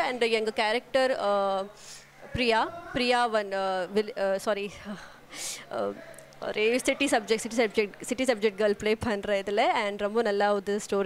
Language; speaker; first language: Tamil; non-native, learner; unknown